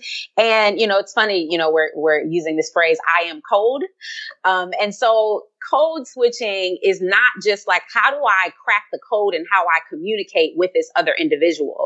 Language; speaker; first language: English; native; English